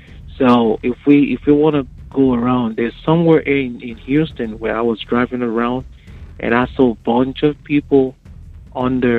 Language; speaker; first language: English; non-native, local second language; Yoruba